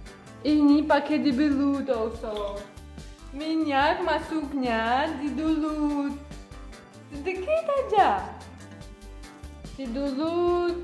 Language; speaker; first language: Indonesian; non-native, learner; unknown